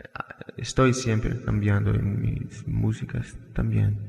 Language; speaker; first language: Spanish; non-native, fluent; Portuguese